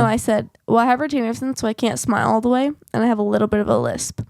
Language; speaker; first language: English; native; English